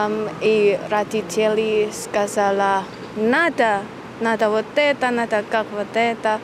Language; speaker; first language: Ukrainian; non-native, learner; Indonesian